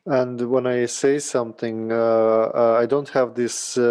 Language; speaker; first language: English; non-native, learner; Russian